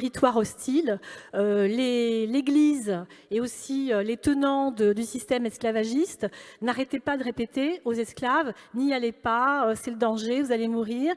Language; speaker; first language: French; native; French